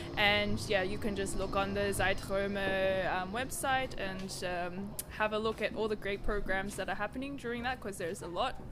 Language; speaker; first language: English; native; English